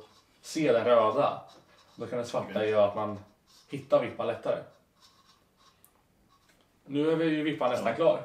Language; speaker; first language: Swedish; native; Swedish